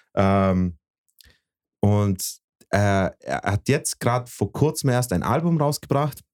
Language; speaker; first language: German; early bilingual, other home language; Bosnian